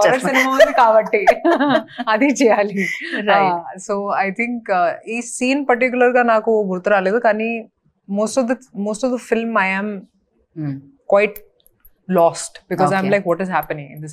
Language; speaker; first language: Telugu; non-native, fluent; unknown